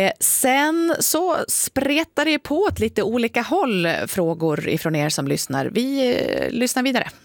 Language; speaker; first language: Swedish; native; Swedish